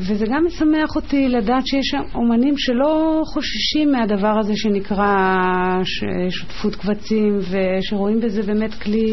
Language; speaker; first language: Hebrew; native; Hebrew